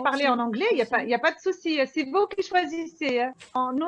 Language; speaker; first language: French; native; French